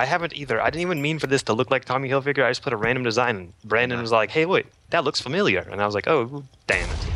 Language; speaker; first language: English; native; English